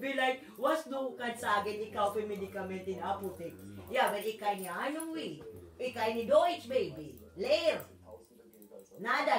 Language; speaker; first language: German; non-native, learner; Filipino